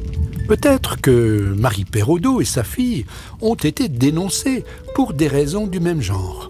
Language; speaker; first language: French; native; French